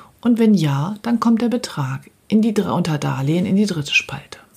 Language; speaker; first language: German; native; German